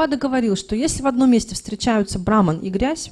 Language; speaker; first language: Russian; native; Russian